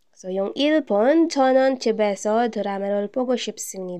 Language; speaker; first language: Korean; non-native, fluent; Filipino